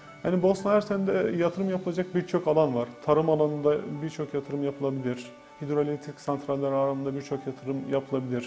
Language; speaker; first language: Turkish; native; Turkish